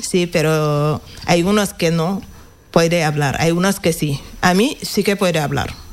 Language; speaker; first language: Spanish; non-native, learner; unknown